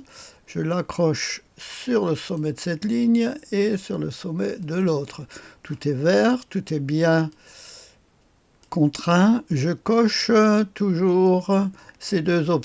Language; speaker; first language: French; native; French